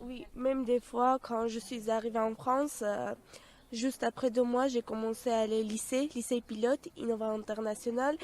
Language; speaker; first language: French; non-native, fluent; Armenian